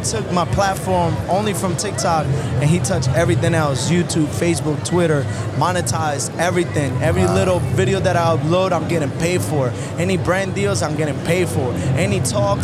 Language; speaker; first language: English; early bilingual, other home language; Spanish